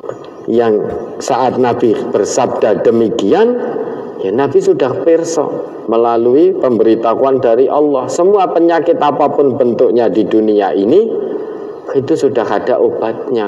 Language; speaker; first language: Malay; non-native, local second language; Javanese